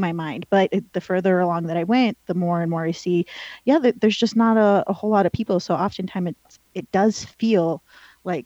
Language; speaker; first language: English; early bilingual, other home language; Spanish